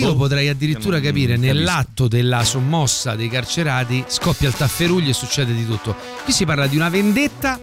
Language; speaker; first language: Italian; native; Italian